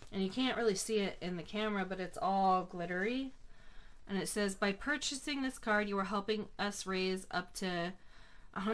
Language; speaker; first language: English; native; English